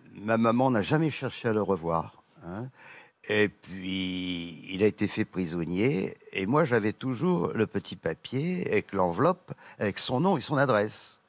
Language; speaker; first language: French; native; French